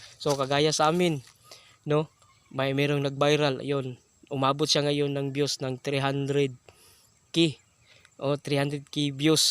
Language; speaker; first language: Filipino; non-native, local second language; Cebuano